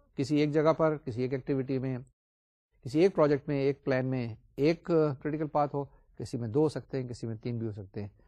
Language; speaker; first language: Urdu; native; Urdu